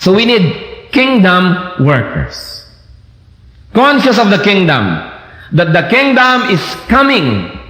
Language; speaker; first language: English; non-native, local second language; Filipino